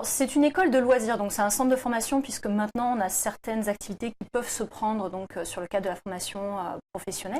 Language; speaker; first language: French; native; French